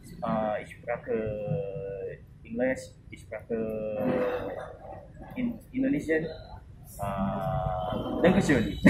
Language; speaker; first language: German; non-native, learner; Indonesian